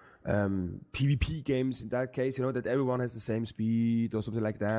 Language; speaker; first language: English; non-native, fluent; German